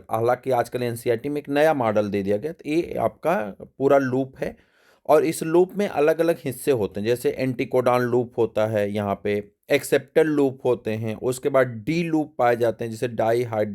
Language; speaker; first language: Hindi; native; Hindi